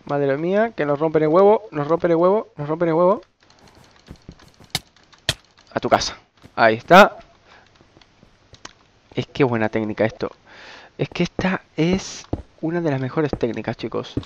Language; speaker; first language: Spanish; native; Spanish